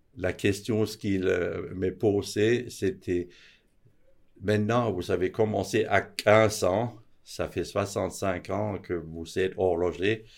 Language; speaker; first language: French; non-native, fluent; Danish